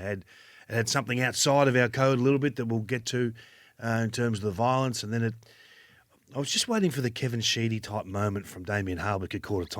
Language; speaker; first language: English; native; English